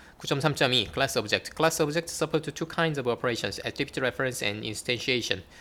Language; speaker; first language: English; non-native, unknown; Korean